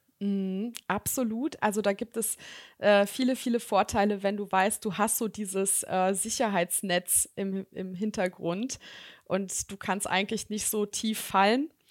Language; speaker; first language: German; early bilingual, other home language; Serbian